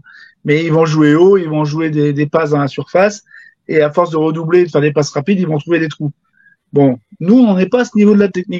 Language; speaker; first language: French; native; French